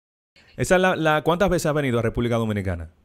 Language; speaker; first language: Spanish; native; Spanish